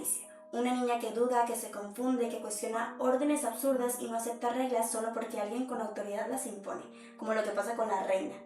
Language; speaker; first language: Spanish; native; Spanish